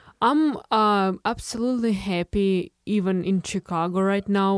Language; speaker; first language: English; non-native, fluent; Russian